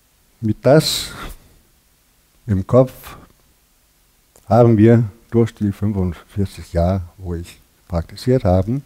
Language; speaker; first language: German; non-native, learner; Danish